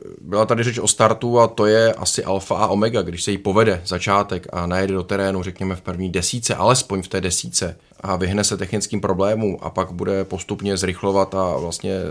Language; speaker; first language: Czech; native; Czech